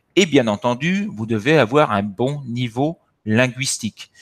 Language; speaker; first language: French; native; French